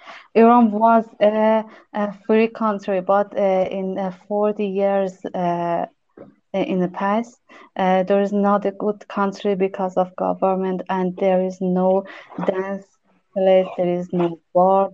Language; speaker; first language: English; non-native, learner; Persian